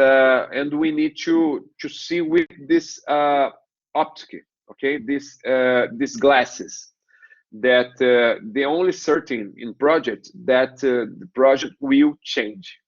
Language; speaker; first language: English; non-native, learner; Portuguese